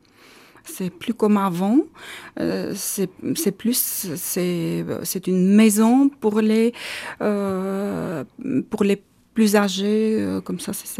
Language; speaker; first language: French; non-native, learner; Armenian